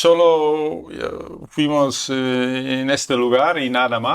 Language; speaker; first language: Spanish; non-native, learner; Dutch